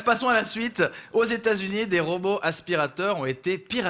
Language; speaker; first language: French; native; French